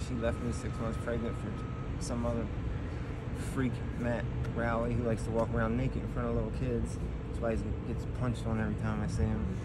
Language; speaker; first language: English; native; English